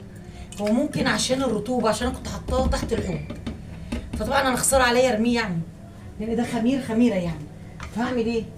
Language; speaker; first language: Arabic; native; Arabic